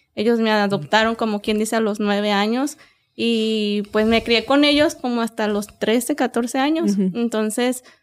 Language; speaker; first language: Spanish; native; Spanish